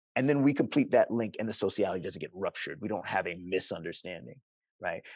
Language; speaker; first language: English; native; English